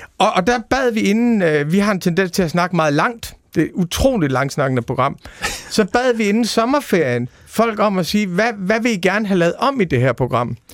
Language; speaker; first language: Danish; native; Danish